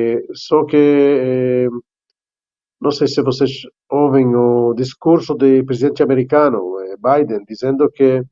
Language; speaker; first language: Portuguese; non-native, fluent; Hebrew